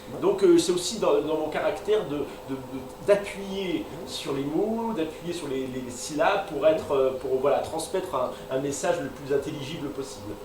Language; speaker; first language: French; native; French